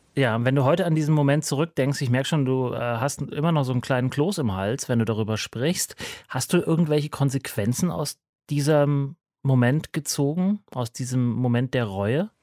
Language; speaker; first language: German; native; German